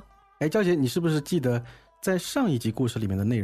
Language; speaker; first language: Chinese; native; Chinese